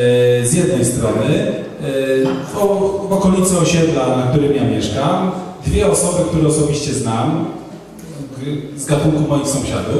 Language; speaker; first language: Polish; native; Polish